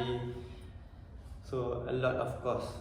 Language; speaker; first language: English; non-native, learner; Malay